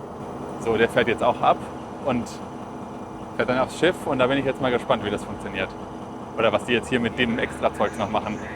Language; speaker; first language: German; native; German